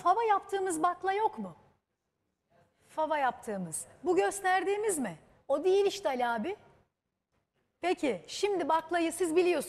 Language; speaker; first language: Turkish; native; Turkish